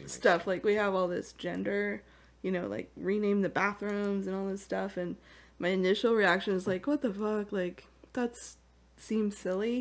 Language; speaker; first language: English; native; English